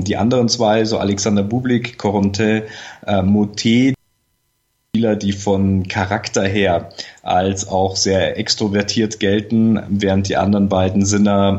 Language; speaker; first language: German; native; German